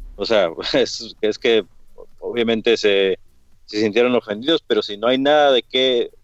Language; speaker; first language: Spanish; early bilingual, heritage; Spanish